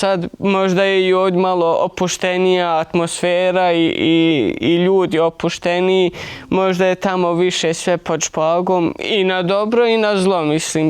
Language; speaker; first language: Bosnian; early bilingual, heritage; Bosnian